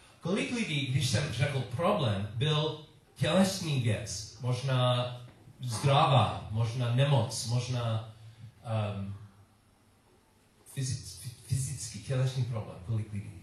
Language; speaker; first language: Czech; non-native, learner; English